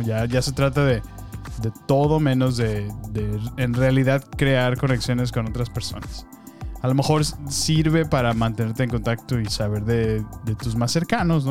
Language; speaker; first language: Spanish; native; Spanish